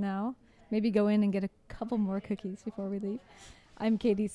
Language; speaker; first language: English; native; English